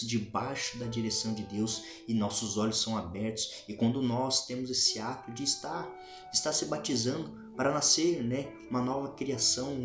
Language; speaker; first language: Portuguese; native; Portuguese